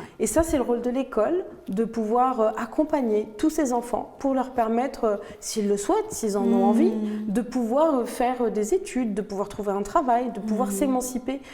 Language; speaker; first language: French; non-native, local second language; Arabic